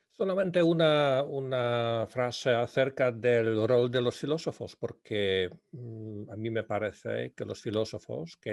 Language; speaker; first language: Spanish; non-native, fluent; Polish